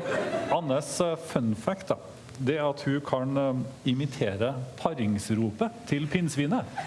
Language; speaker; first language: Norwegian; native; Norwegian